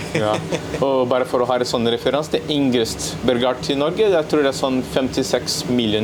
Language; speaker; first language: Norwegian; non-native, learner; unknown